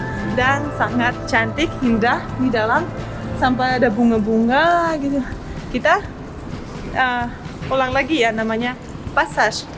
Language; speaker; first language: Indonesian; non-native, fluent; Russian